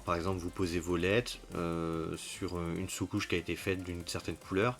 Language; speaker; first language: French; native; French